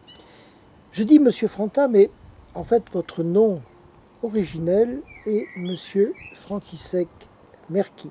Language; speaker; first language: French; native; French